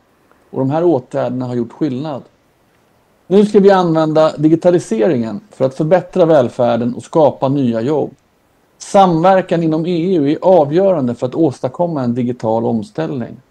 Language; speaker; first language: Swedish; native; Swedish